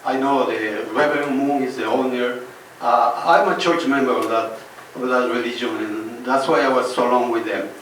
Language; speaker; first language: English; non-native, fluent; Spanish